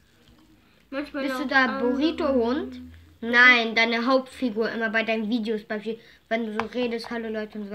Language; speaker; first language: German; native; German